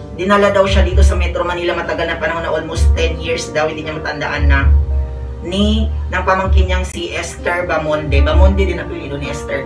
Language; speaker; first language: Filipino; native; Filipino